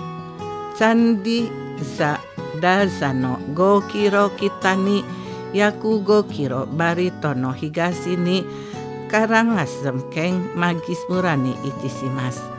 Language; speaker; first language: Japanese; non-native, fluent; Indonesian